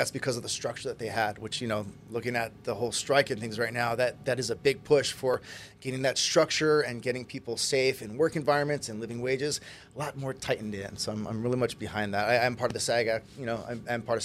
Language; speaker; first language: English; native; English